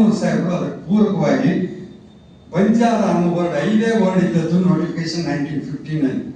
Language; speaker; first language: Kannada; non-native, local second language; Lambadi